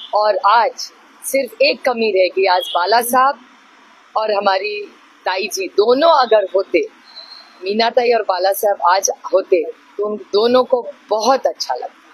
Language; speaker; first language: Hindi; non-native, local second language; Marathi